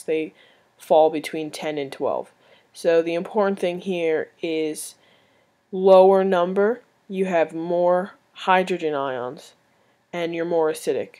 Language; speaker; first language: English; native; English